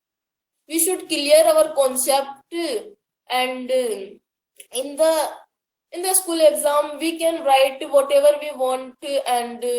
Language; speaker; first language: English; non-native, learner; Hindi